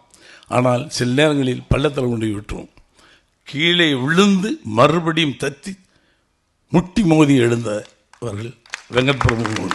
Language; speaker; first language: Tamil; native; Tamil